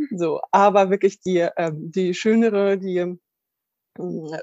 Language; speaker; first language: German; non-native, fluent; Russian